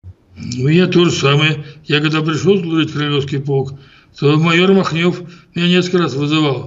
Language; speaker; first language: Russian; native; Russian